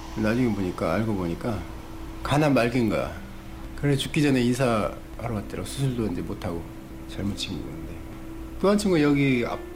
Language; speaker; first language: Korean; native; Korean